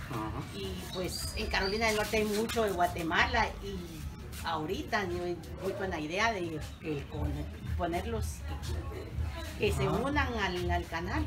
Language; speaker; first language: Spanish; native; Spanish